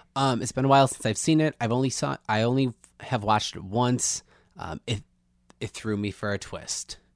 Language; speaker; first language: English; native; English